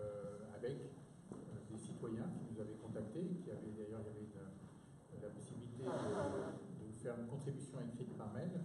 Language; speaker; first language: French; native; French